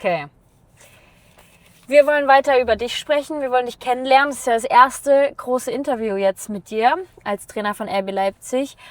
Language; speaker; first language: German; native; German